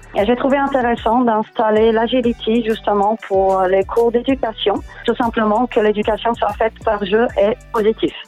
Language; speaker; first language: French; non-native, fluent; Portuguese